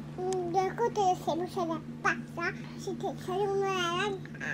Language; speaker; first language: Spanish; early bilingual, heritage; Spanish